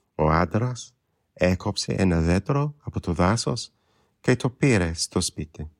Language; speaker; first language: Greek; non-native, fluent; English